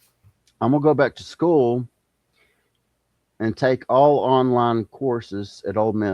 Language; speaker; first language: English; native; English